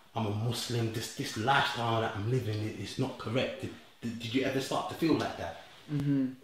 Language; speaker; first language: English; native; English